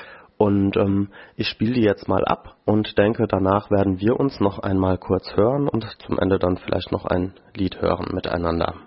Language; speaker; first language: German; native; German